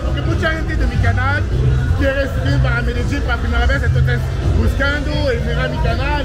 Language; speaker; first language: Spanish; non-native, learner; English